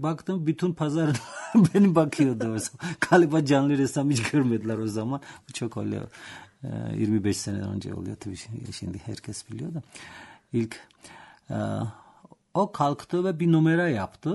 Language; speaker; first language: Turkish; non-native, learner; Georgian